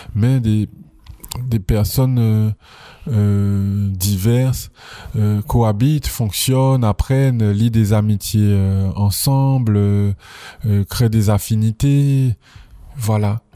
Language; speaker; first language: French; native; French